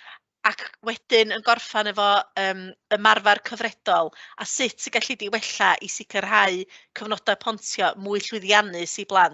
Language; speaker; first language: Welsh; native; Welsh